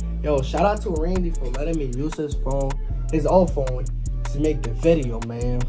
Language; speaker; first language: English; early bilingual, other home language; Spanish